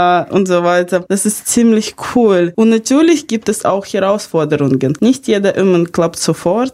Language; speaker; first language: German; non-native, fluent; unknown